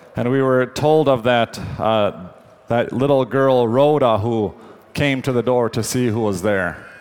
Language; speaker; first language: English; native; English